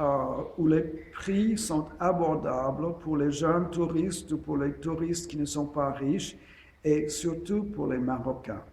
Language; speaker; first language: French; non-native, fluent; English